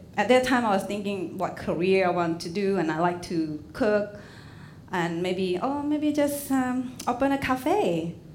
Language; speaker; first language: English; non-native, fluent; Indonesian